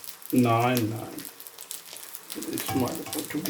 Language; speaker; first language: German; non-native, learner; Urdu